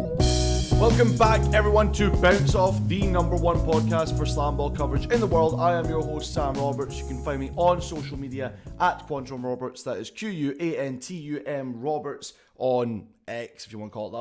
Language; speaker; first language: English; native; English